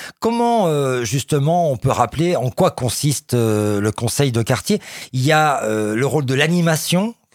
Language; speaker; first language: French; native; French